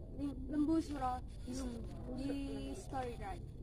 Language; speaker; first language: English; non-native, learner; Indonesian